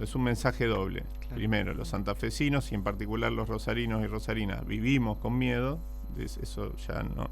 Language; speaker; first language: Spanish; native; Spanish